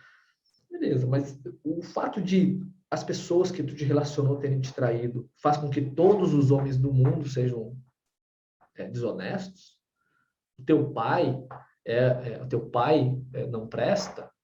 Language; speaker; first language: Portuguese; native; Portuguese